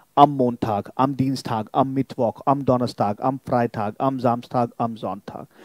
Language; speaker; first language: German; non-native, fluent; Hindi